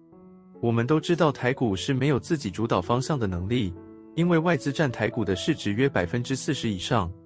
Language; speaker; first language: Chinese; native; Chinese